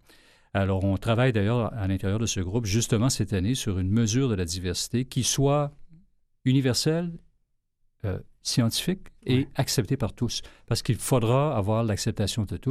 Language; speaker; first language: French; native; French